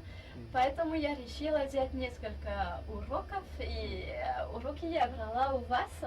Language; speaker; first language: Russian; non-native, fluent; French